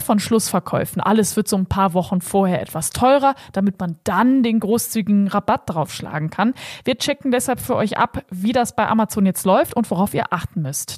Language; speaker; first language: German; native; German